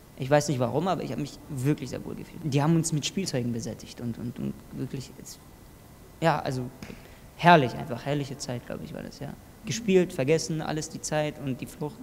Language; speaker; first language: German; early bilingual, other home language; Kurdish